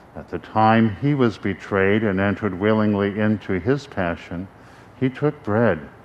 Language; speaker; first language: English; native; English